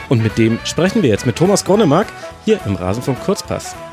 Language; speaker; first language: German; native; German